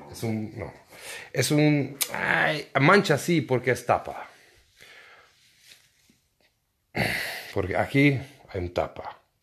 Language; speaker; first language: Spanish; non-native, learner; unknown